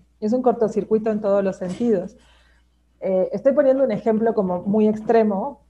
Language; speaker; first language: Spanish; native; Spanish